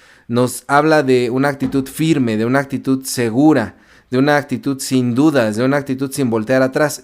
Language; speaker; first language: Spanish; native; Spanish